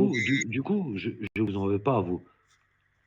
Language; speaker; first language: French; native; French